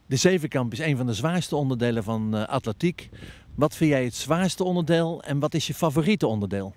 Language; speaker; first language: Dutch; native; Dutch